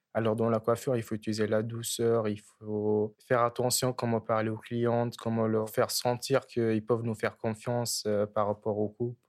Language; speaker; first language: French; early bilingual, other home language; Arabic